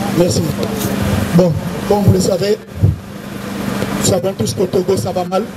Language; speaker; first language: French; non-native, local second language; Lingala